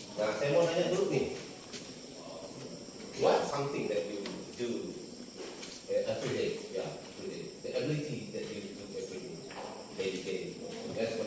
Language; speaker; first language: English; non-native, fluent; Indonesian